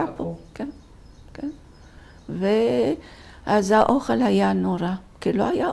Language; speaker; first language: Hebrew; non-native, fluent; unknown